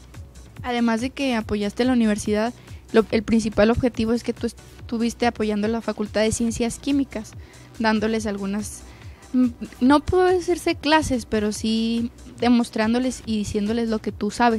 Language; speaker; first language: Spanish; native; Spanish